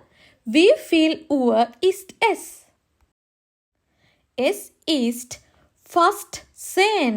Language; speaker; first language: German; non-native, learner; Sinhala